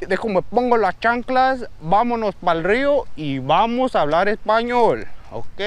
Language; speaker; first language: Spanish; early bilingual, heritage; Spanish